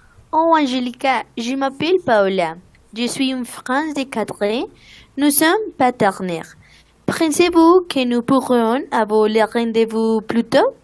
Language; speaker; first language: French; non-native, learner; Spanish